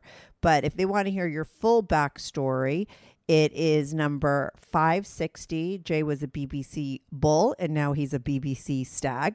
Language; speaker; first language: English; native; English